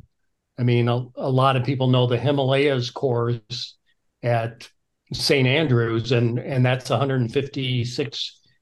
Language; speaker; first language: English; native; English